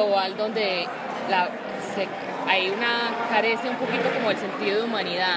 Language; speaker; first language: Spanish; early bilingual, heritage; Spanish